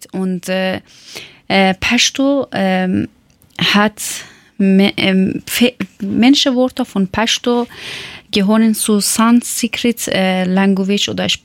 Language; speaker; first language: German; non-native, learner; Persian